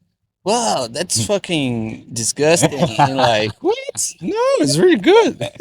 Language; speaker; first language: English; non-native, fluent; Portuguese